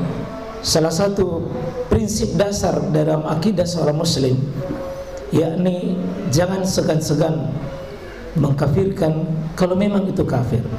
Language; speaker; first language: Indonesian; native; Indonesian